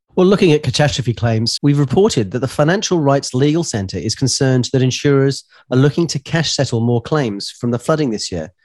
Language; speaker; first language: English; native; English